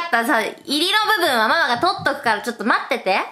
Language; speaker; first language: Japanese; native; Japanese